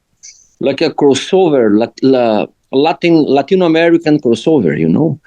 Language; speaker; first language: English; non-native, learner; Portuguese